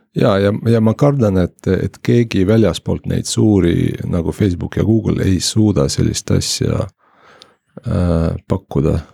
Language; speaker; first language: Estonian; non-native, local second language; Russian